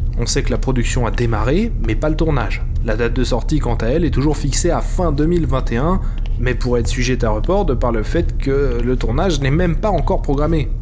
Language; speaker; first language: French; native; French